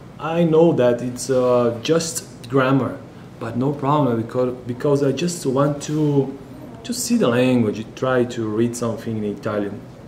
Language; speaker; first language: English; non-native, learner; Portuguese